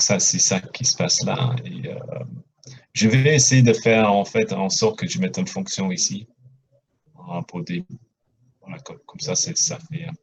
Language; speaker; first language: French; non-native, fluent; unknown